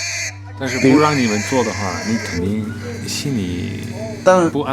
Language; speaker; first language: Chinese; non-native, fluent; Dutch